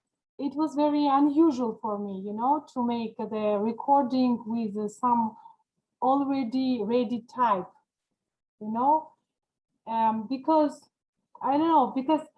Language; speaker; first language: English; non-native, learner; Georgian